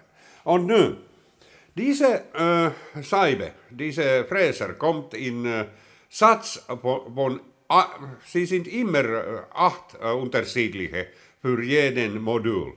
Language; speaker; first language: German; non-native, learner; Finnish